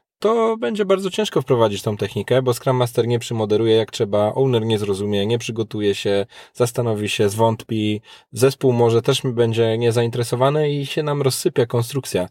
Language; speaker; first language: Polish; native; Polish